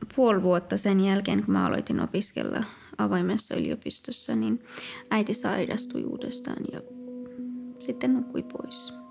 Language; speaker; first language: Finnish; non-native, fluent; Persian